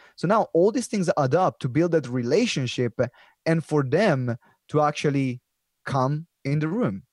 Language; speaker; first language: English; non-native, fluent; Italian